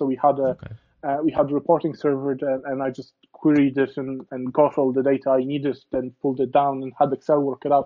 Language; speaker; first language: English; non-native, fluent; Polish